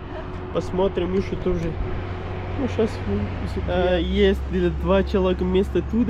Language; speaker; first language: Russian; non-native, learner; Pashto